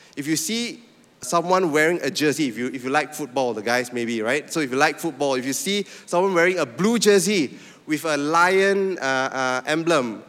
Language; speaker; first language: English; non-native, local second language; Min Nan Chinese